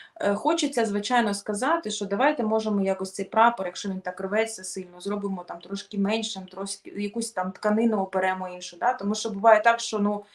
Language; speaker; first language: Ukrainian; non-native, local second language; Russian